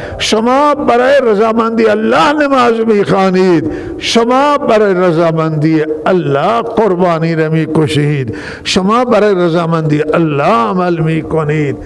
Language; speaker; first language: Persian; non-native, local second language; Baluchi